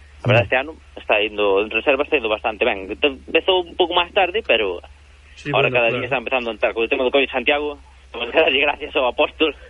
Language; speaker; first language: Galician; early bilingual, heritage; Galician